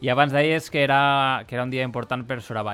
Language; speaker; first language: Catalan; native; Catalan